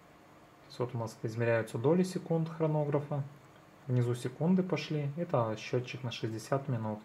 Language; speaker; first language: Russian; native; Russian